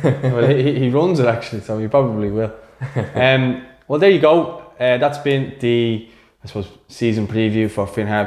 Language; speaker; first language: English; native; English